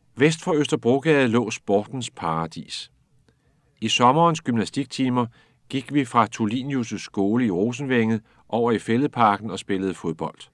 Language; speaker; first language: Danish; native; Danish